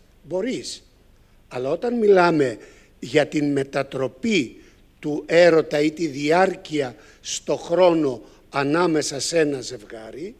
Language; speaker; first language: Greek; native; Greek